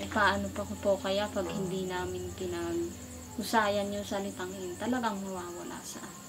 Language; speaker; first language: Filipino; non-native, local second language; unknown